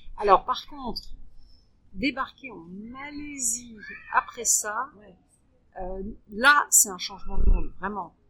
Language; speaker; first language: French; early bilingual, heritage; French